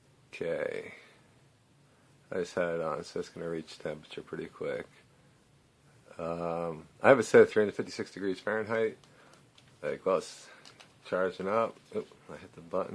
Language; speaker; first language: English; native; English